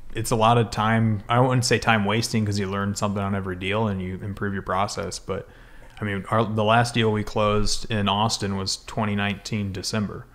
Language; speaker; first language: English; native; English